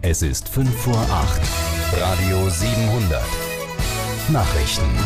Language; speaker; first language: German; native; German